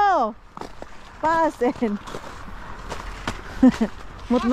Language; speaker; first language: Finnish; non-native, learner; Filipino